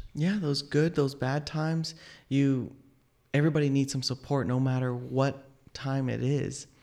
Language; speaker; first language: English; native; English